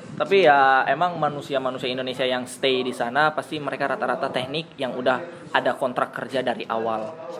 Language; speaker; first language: Indonesian; native; Indonesian